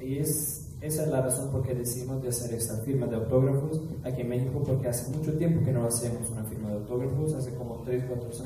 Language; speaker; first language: Spanish; non-native, fluent; Italian